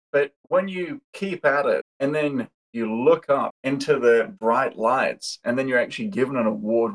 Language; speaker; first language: English; native; English